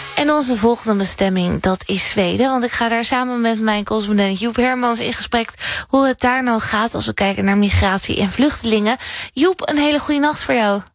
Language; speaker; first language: Dutch; native; Dutch